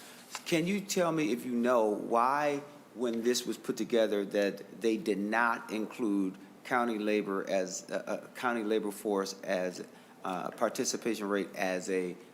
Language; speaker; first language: English; native; English